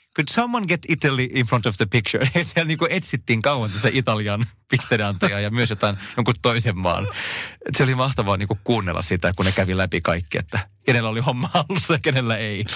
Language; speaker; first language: Finnish; non-native, local second language; Swedish